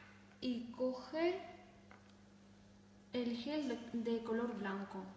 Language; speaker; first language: Spanish; non-native, fluent; Russian